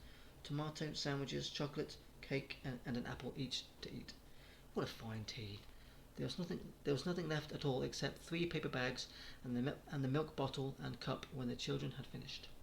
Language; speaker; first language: English; native; English